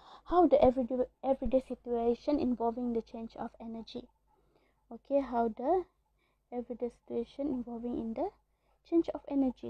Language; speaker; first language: English; non-native, local second language; Malay